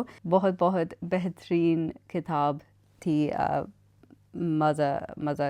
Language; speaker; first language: Hindi; non-native, learner; English